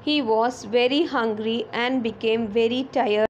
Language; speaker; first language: English; non-native, local second language; Tamil